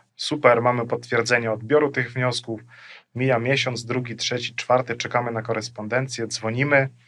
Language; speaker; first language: Polish; non-native, fluent; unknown